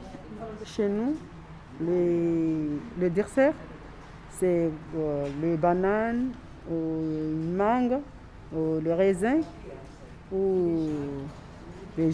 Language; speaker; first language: French; non-native, local second language; Comorian